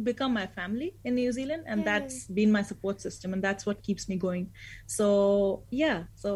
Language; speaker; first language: English; non-native, local second language; Hindi